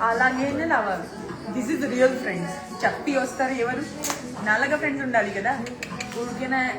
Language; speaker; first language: Telugu; non-native, learner; Gujarati